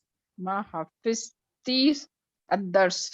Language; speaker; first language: Arabic; non-native, learner; Urdu